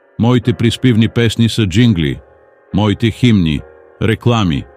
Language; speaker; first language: Bulgarian; non-native, learner; English